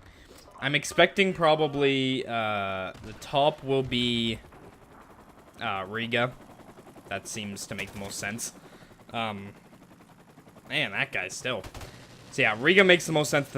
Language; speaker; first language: English; native; English